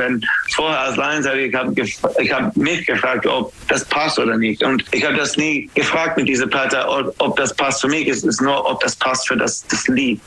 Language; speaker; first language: German; non-native, learner; English